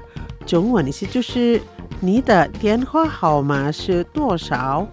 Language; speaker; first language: Chinese; non-native, fluent; Indonesian